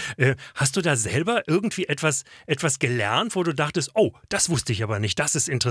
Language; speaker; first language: German; native; German